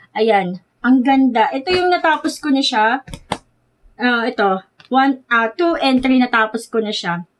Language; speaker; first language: Filipino; native; Filipino